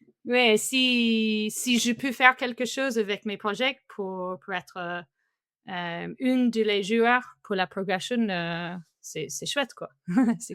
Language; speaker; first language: French; non-native, fluent; English